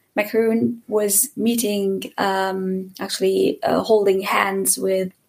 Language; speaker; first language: English; non-native, fluent; Persian